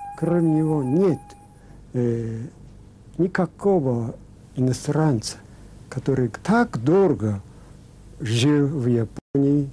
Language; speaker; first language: Russian; non-native, learner; Japanese